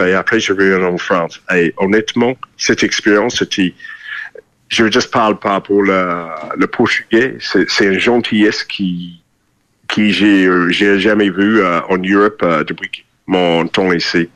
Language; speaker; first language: French; non-native, fluent; English